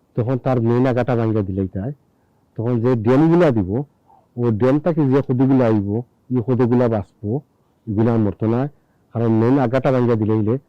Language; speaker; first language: Bangla; non-native, local second language; Sylheti